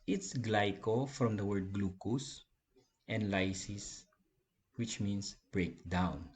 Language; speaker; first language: English; non-native, local second language; Filipino